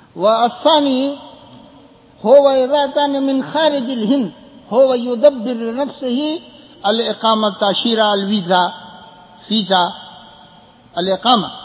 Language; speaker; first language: Arabic; non-native, fluent; Urdu